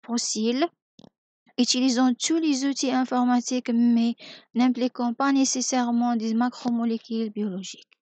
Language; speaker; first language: French; non-native, local second language; Arabic